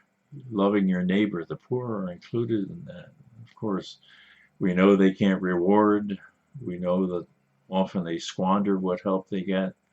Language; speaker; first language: English; native; English